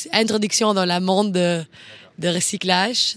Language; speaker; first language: French; non-native, fluent; Dutch